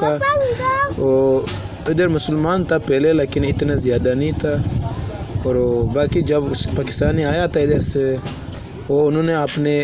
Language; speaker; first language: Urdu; non-native, learner; Swahili